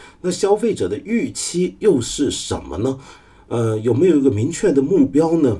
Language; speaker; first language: Chinese; non-native, local second language; Cantonese